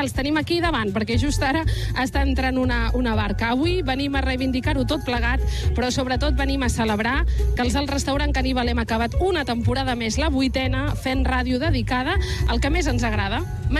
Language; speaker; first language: Catalan; native; Catalan